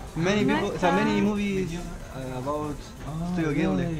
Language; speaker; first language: English; non-native, learner; Spanish